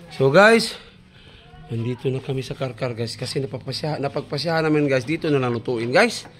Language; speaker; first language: Filipino; non-native, local second language; Cebuano